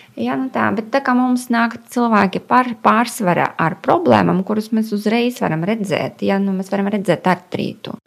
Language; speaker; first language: Latvian; non-native, local second language; Russian